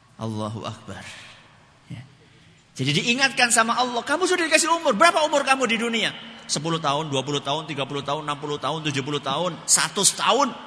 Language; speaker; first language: Indonesian; non-native, local second language; Javanese